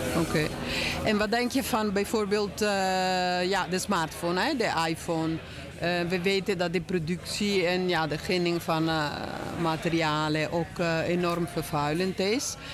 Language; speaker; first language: Dutch; non-native, fluent; Italian